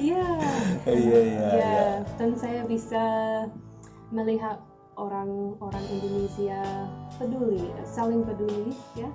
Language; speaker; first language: Indonesian; non-native, learner; English